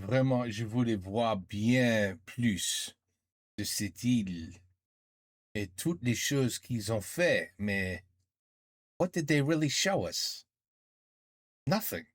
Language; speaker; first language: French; non-native, learner; English